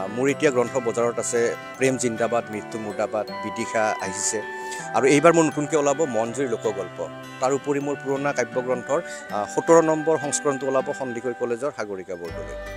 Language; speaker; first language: Assamese; native; Assamese